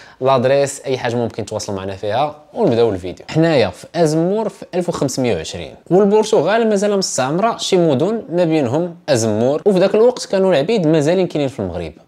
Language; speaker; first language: Arabic; native; Arabic